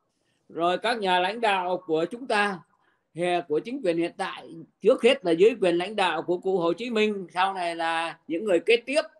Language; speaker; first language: Vietnamese; native; Vietnamese